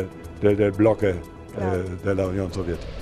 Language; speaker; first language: Spanish; non-native, fluent; German